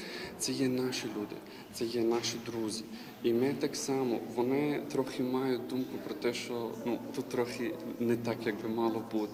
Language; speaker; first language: Ukrainian; non-native, fluent; Arabic